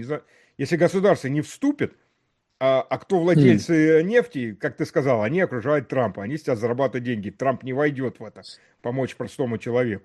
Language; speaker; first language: Russian; early bilingual, heritage; Russian